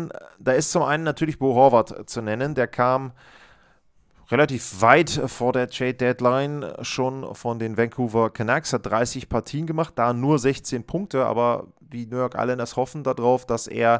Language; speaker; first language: German; native; German